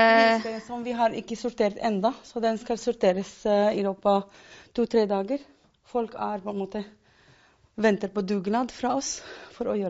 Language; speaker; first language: Norwegian; non-native, fluent; Arabic